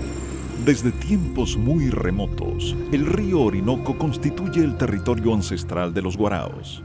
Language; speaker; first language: Spanish; native; Spanish